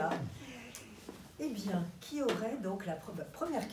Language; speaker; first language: French; native; French